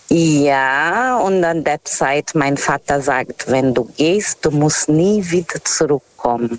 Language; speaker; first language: German; non-native, fluent; Portuguese